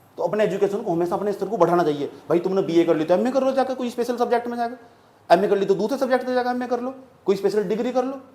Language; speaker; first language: Hindi; native; Hindi